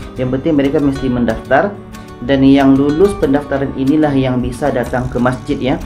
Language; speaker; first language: Malay; native; Malay